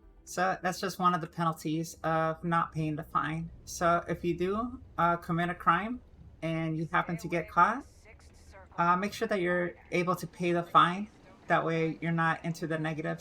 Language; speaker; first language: English; native; English